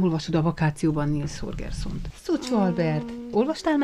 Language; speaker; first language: Hungarian; native; Hungarian